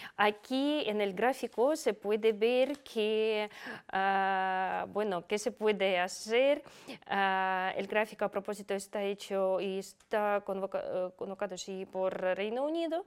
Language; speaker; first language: Spanish; non-native, fluent; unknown